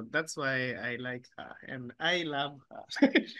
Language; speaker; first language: English; non-native, learner; Japanese